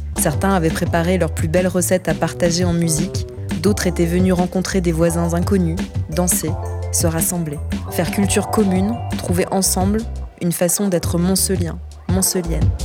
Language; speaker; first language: French; native; French